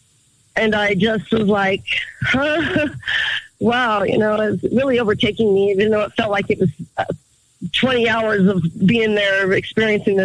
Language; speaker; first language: English; native; English